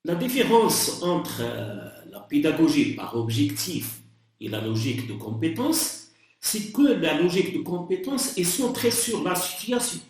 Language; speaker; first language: French; non-native, local second language; Arabic